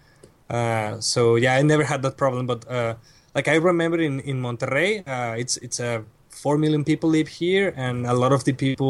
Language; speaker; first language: English; non-native, fluent; Spanish